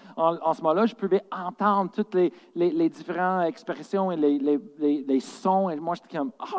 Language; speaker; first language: French; non-native, fluent; English